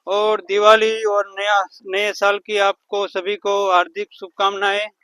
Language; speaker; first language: Hindi; non-native, local second language; Gujarati